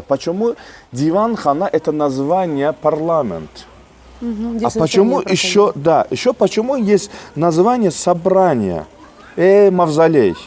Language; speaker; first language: Russian; non-native, local second language; Azerbaijani